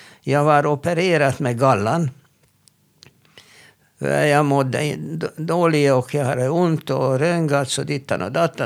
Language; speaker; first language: Swedish; non-native, fluent; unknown